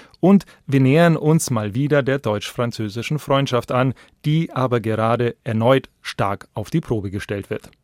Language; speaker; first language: German; native; German